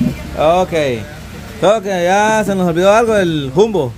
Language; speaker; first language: Spanish; native; Spanish